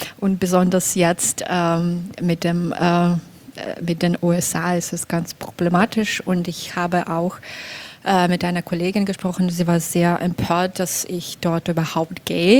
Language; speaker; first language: German; non-native, fluent; Belarusian